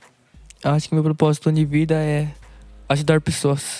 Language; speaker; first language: Portuguese; early bilingual, heritage; Portuguese